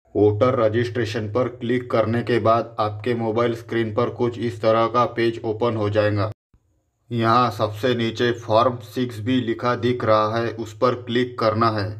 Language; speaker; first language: Hindi; native; Hindi